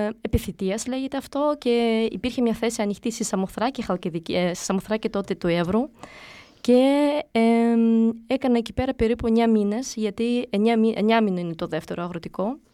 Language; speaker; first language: Greek; early bilingual, other home language; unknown